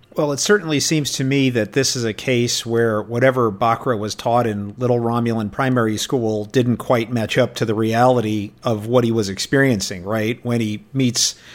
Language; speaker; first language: English; native; English